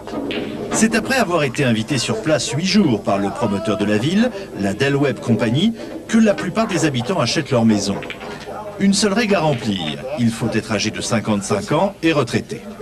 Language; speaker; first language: French; native; French